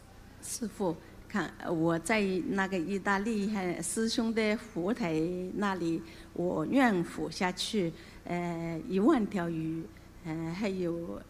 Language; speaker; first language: Chinese; non-native, local second language; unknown